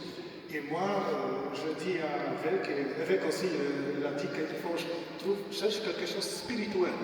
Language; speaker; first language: French; non-native, learner; Polish